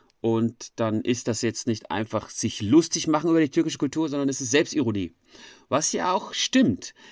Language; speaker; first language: German; native; German